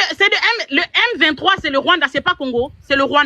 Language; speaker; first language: French; non-native, local second language; Lingala